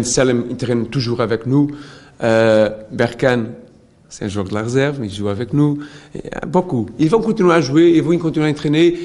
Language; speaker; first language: French; non-native, learner; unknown